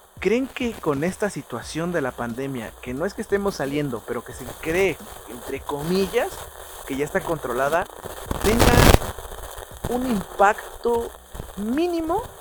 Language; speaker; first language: Spanish; native; Spanish